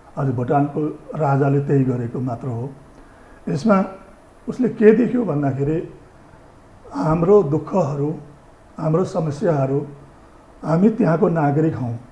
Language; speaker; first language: Nepali; native; Nepali